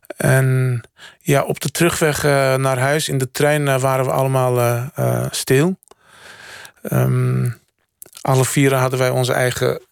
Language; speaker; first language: Dutch; early bilingual, other home language; Turkish